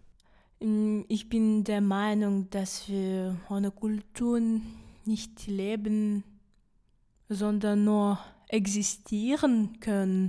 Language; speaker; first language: German; non-native, fluent; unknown